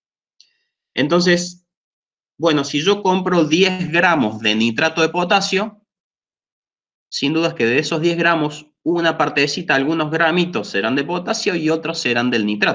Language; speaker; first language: Spanish; native; Spanish